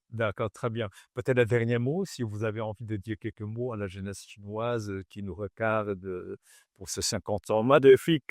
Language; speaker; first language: French; non-native, fluent; Chinese